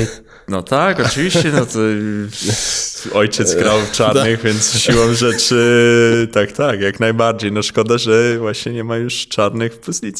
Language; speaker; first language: Polish; early bilingual, heritage; Polish